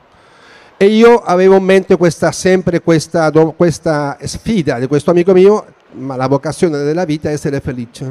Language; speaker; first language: Italian; non-native, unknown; Spanish